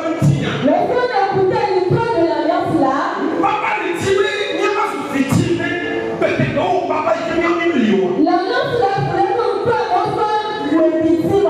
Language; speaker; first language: French; native; French